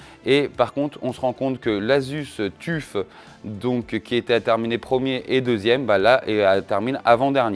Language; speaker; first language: French; native; French